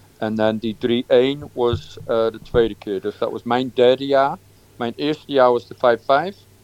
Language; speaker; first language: Dutch; non-native, fluent; English